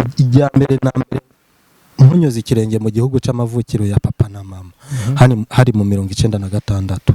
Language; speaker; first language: Rundi; early bilingual, heritage; Rundi